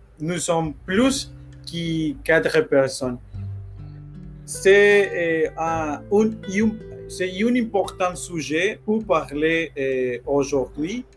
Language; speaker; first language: French; non-native, learner; Spanish